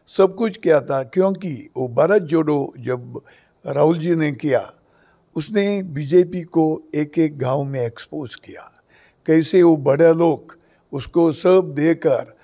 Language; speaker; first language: Hindi; non-native, local second language; Konkani